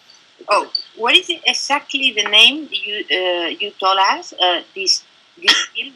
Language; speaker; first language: English; non-native, learner; Spanish